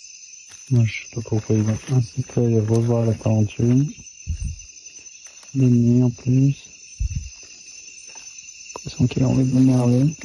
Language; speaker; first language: French; native; French